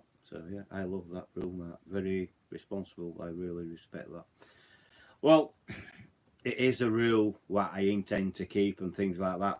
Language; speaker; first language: English; native; English